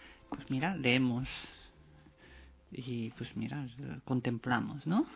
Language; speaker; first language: Spanish; non-native, fluent; Japanese